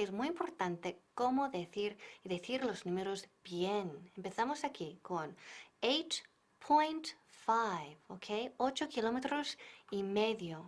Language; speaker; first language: Spanish; non-native, fluent; English